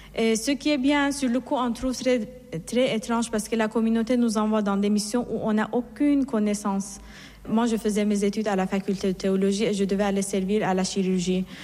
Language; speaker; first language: French; non-native, fluent; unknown